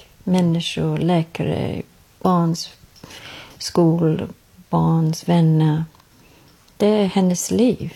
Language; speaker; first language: Swedish; non-native, learner; English